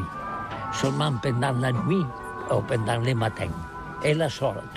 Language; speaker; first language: French; non-native, learner; Catalan